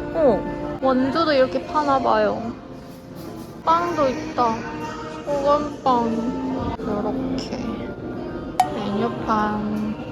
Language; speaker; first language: Korean; native; Korean